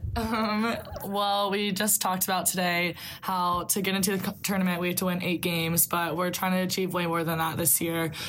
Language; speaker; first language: English; native; English